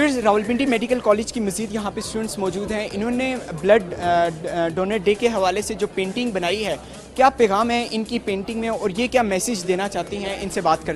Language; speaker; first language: Urdu; native; Urdu